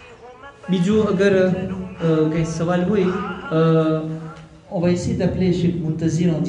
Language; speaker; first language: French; non-native, local second language; Gujarati